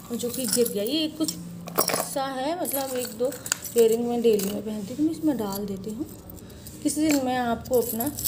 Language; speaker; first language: Hindi; native; Hindi